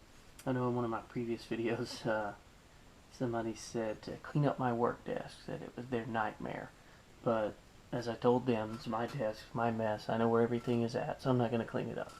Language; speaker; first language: English; native; English